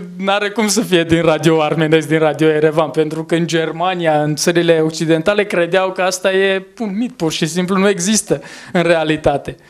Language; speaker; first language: Romanian; non-native, fluent; Armenian